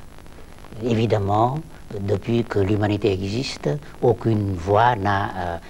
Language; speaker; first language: French; non-native, local second language; Vietnamese